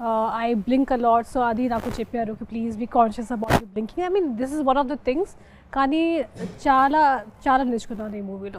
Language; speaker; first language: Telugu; non-native, local second language; Hindi